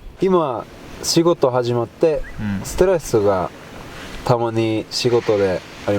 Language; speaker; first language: Japanese; non-native, fluent; Icelandic